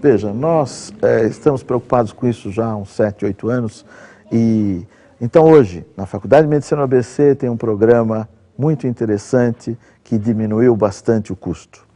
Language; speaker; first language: Portuguese; native; Portuguese